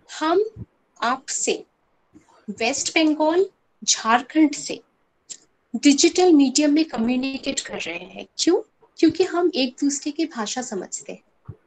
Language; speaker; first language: Hindi; non-native, local second language; Bangla